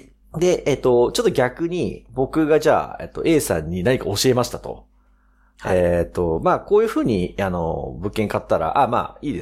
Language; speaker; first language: Japanese; native; Japanese